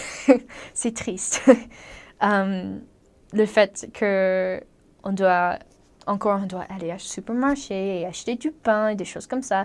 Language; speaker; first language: French; non-native, fluent; English